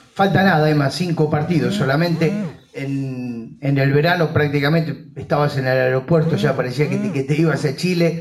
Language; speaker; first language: Spanish; native; Spanish